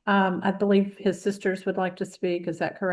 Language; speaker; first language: English; native; English